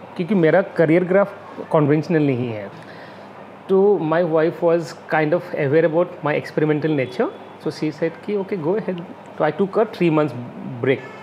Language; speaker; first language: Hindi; non-native, local second language; Assamese